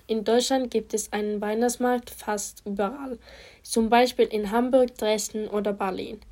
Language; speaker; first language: German; non-native, learner; Polish